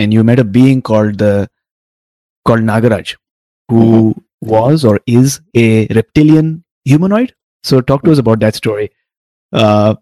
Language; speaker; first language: English; non-native, local second language; Tamil